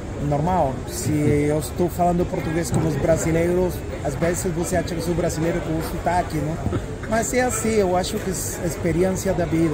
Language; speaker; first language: Portuguese; non-native, fluent; Spanish